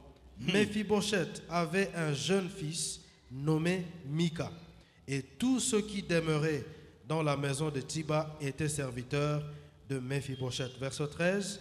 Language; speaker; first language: French; non-native, local second language; Lingala